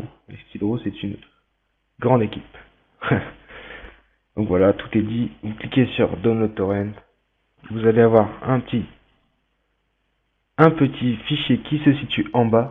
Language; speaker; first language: French; native; French